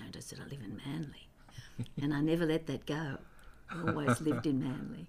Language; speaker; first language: English; native; English